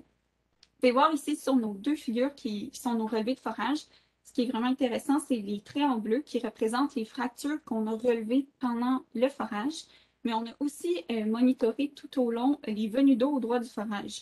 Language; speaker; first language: French; native; French